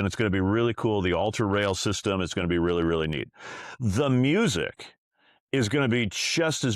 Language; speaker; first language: English; native; English